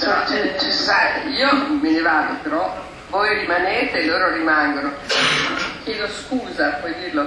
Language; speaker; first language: Italian; native; Italian